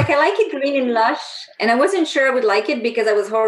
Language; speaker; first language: English; native; English